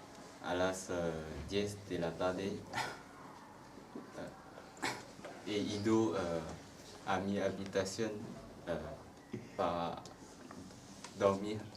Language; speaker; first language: Spanish; non-native, learner; French